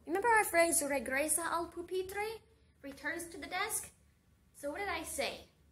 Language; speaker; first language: English; native; English